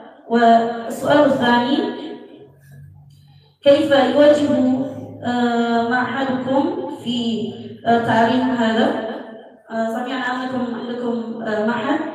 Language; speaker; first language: Arabic; non-native, fluent; Indonesian